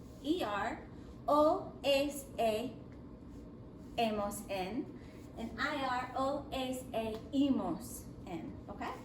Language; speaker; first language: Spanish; non-native, fluent; English